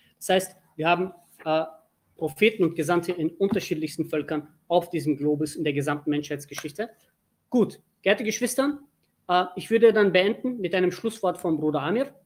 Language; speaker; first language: German; early bilingual, other home language; Turkish